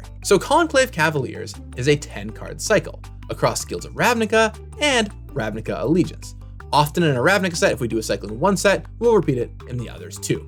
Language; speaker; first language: English; native; English